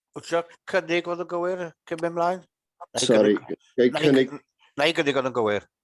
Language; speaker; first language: Welsh; native; Welsh